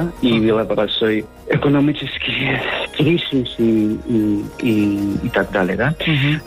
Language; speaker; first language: Russian; non-native, fluent; Spanish